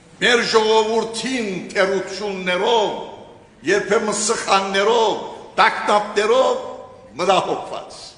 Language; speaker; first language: Armenian; native; Armenian